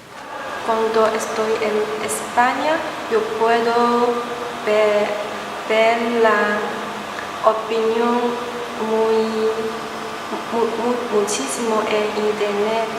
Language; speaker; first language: Spanish; non-native, learner; Chinese